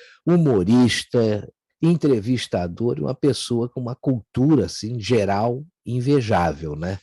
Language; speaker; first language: Portuguese; native; Portuguese